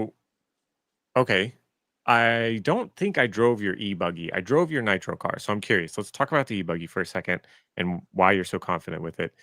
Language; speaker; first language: English; native; English